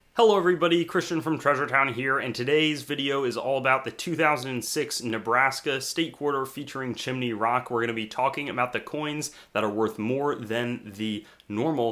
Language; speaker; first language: English; native; English